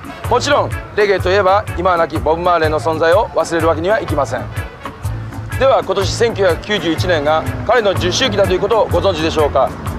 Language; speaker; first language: Japanese; native; Japanese